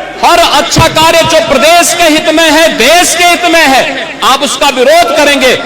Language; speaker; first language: Hindi; native; Hindi